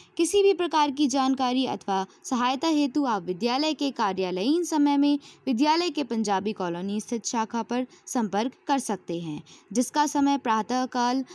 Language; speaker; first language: Hindi; native; Hindi